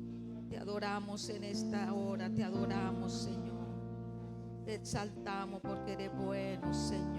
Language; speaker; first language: Spanish; native; Spanish